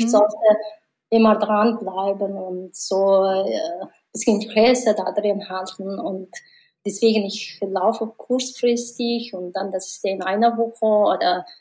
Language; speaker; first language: German; non-native, learner; Mongolian